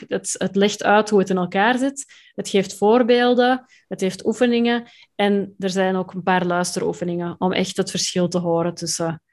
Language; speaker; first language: Dutch; native; Dutch